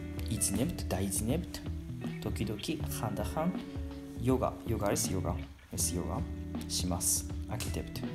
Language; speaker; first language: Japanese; non-native, learner; Georgian